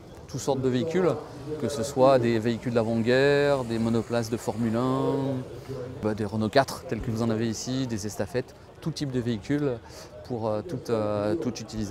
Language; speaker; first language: French; native; French